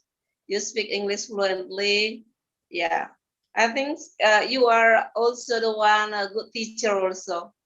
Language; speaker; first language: English; non-native, fluent; Indonesian